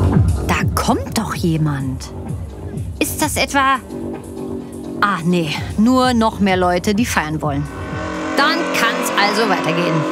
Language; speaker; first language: German; native; German